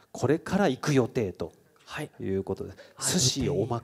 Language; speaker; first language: Japanese; native; Japanese